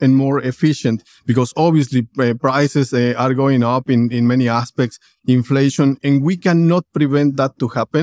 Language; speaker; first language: English; non-native, fluent; Spanish